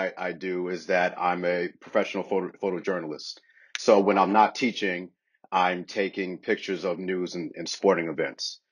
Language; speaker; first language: English; native; English